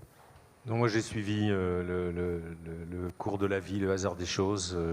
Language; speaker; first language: French; native; French